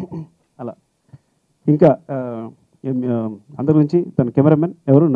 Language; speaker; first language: Telugu; native; Telugu